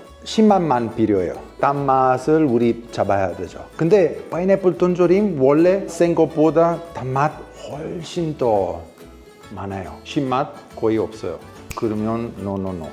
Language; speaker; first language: Korean; non-native, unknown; Italian